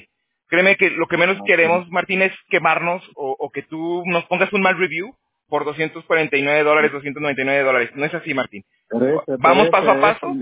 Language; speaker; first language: Spanish; native; Spanish